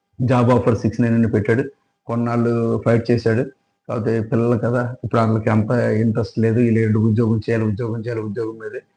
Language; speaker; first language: Telugu; native; Telugu